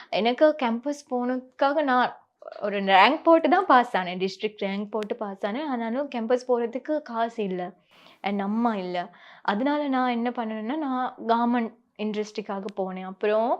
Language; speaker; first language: Tamil; non-native, local second language; Sinhala